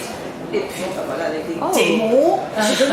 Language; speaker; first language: French; non-native, learner; English